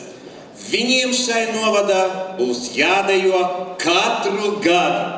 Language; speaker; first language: Latvian; native; Latvian